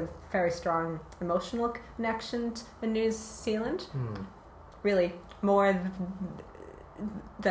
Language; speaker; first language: English; native; English